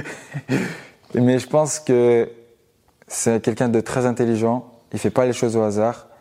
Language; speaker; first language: French; native; French